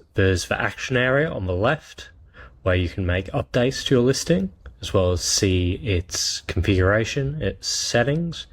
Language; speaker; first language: English; native; English